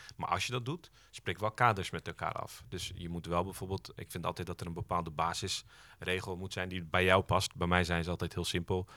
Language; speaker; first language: Dutch; early bilingual, other home language; Turkish